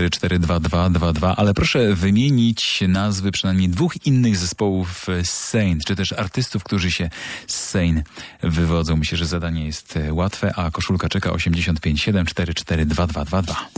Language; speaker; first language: Polish; native; Polish